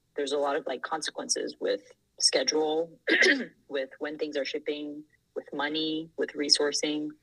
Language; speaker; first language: English; non-native, fluent; Thai